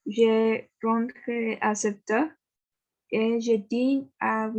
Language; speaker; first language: French; non-native, learner; Spanish